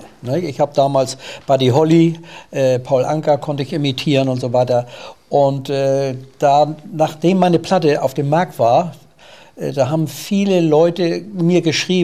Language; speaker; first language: German; native; German